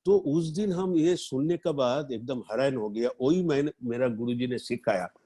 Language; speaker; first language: Hindi; non-native, local second language; Bangla